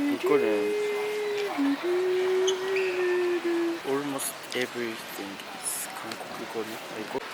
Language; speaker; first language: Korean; non-native, learner; Japanese